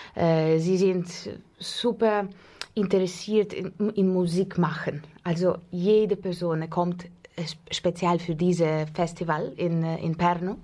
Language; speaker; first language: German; non-native, learner; Russian